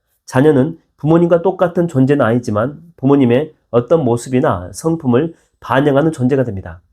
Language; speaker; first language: Korean; native; Korean